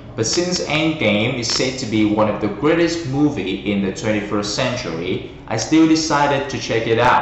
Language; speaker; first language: English; non-native, fluent; Vietnamese